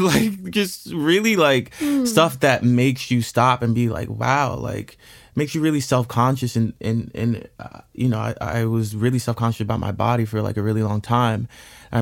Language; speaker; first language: English; native; English